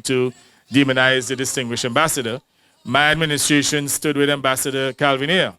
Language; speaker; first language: English; native; English